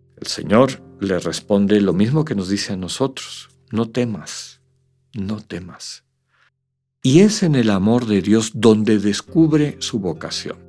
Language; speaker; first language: Spanish; native; Spanish